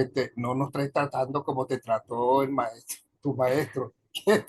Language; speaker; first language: Spanish; native; Spanish